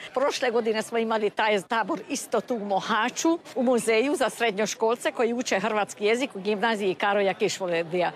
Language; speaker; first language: Serbian; early bilingual, heritage; Croatian